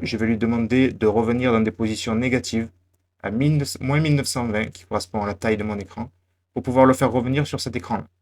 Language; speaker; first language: French; native; French